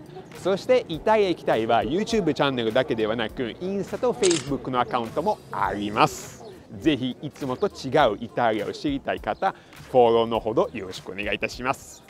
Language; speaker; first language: Japanese; non-native, fluent; Italian